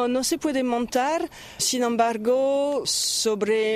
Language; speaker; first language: Spanish; non-native, learner; French